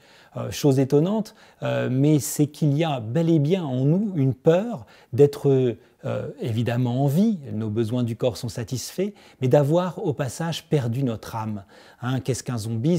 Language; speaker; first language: French; native; French